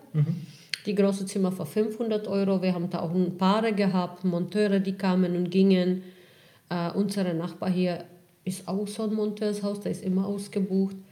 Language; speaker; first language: German; non-native, fluent; Czech